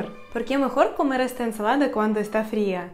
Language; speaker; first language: Spanish; non-native, fluent; Russian